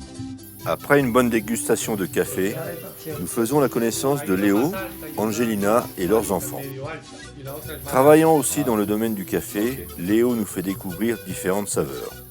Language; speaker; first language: French; native; French